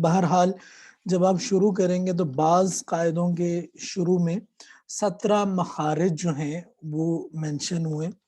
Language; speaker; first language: Urdu; native; Urdu